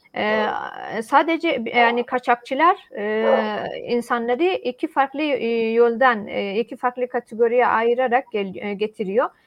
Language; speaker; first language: Turkish; non-native, fluent; Persian